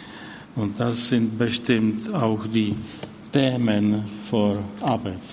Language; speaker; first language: German; non-native, fluent; Czech